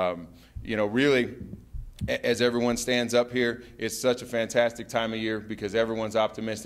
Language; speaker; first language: English; native; English